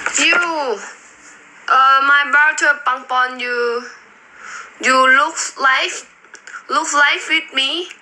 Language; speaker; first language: English; non-native, learner; Thai